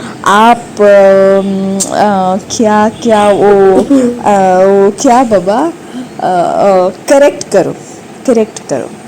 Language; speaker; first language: Hindi; non-native, local second language; Tulu